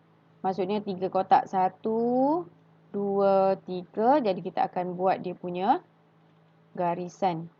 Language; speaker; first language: Malay; native; Malay